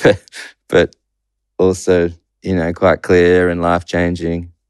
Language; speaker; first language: English; native; English